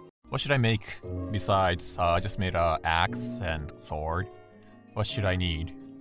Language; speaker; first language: English; non-native, learner; Japanese